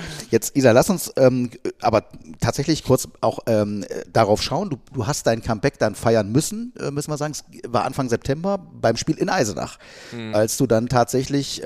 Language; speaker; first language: German; native; German